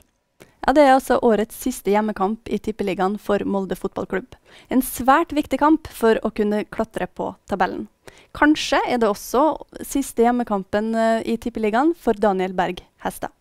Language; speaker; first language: Norwegian; native; Norwegian